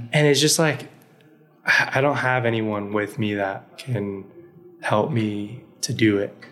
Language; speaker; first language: English; native; English